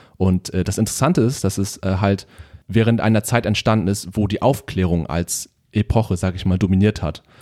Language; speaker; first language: German; early bilingual, other home language; Vietnamese